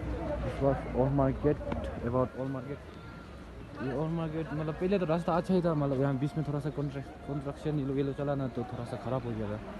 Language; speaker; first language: Hindi; non-native, local second language; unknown